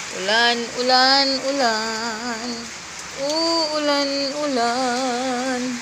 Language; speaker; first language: Filipino; non-native, local second language; Pampanga